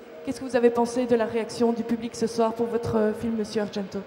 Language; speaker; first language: French; native; French